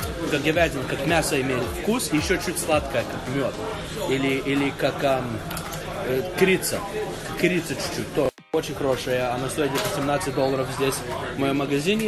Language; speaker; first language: Russian; early bilingual, heritage; Russian